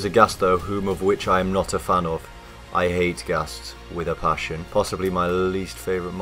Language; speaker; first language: English; native; English